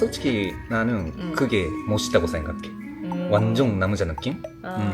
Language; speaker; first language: Korean; non-native, learner; Japanese